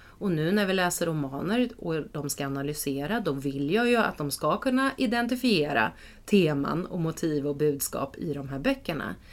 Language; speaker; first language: Swedish; native; Swedish